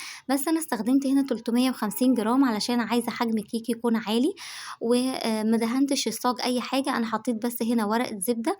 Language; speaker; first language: Arabic; native; Arabic